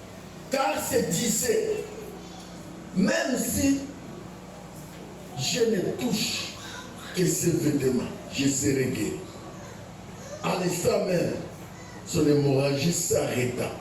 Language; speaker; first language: French; non-native, local second language; Lingala